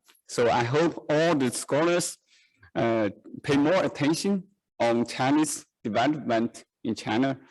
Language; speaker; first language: English; non-native, learner; Chinese